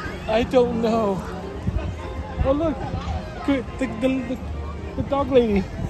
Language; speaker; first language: English; early bilingual, other home language; Spanish